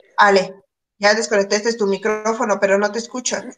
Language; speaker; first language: Spanish; native; Spanish